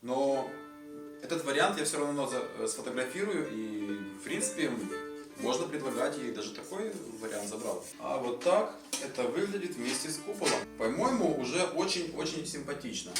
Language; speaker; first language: Russian; native; Russian